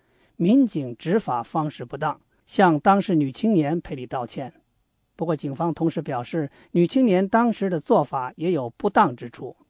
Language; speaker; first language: Chinese; native; Chinese